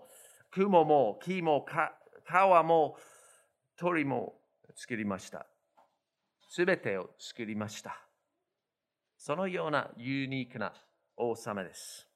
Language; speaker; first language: Japanese; non-native, fluent; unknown